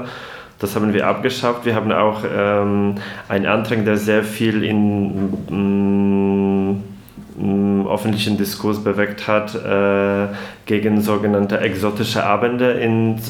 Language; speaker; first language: German; non-native, fluent; Polish